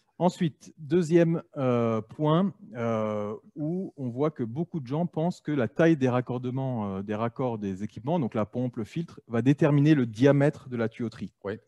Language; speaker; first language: French; native; French